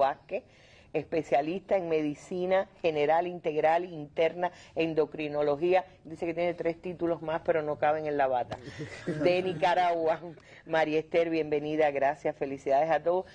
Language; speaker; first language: Spanish; native; Spanish